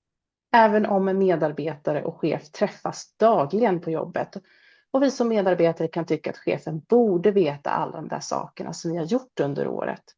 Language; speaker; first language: Swedish; native; Swedish